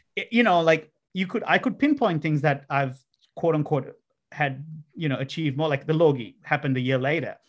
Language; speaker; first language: English; non-native, local second language; Sinhala